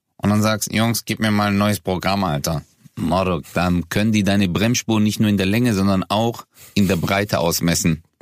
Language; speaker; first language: German; early bilingual, other home language; Turkish